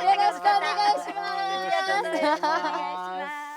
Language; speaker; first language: Japanese; native; Japanese